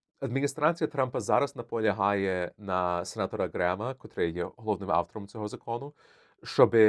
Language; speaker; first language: Ukrainian; early bilingual, heritage; Ukrainian